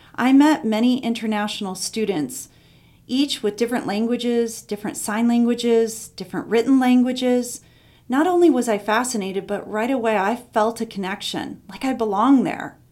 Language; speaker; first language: English; native; English